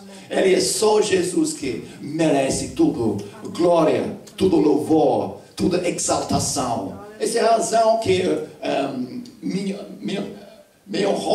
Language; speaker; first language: Portuguese; non-native, fluent; English